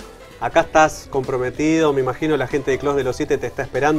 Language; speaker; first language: Spanish; native; Spanish